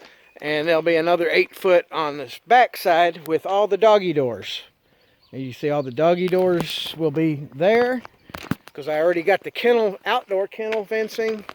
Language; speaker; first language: English; native; English